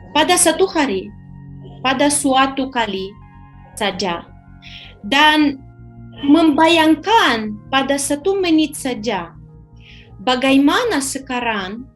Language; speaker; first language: Indonesian; non-native, fluent; Ukrainian